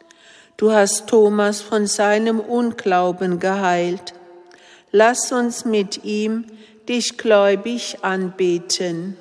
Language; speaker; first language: German; native; German